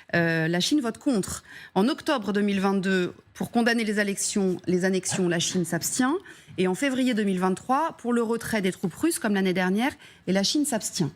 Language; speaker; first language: French; native; French